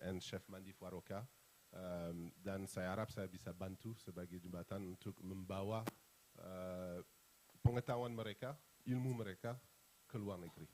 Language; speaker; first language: Indonesian; non-native, fluent; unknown